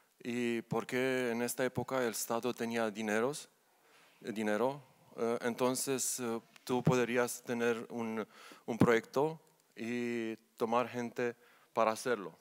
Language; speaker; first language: Spanish; non-native, learner; Romanian